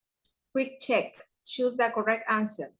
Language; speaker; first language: English; non-native, learner; Spanish